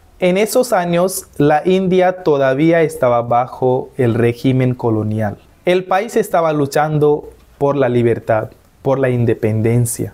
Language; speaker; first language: Spanish; non-native, fluent; Hindi